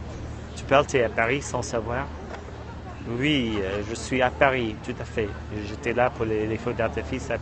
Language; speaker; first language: French; non-native, fluent; English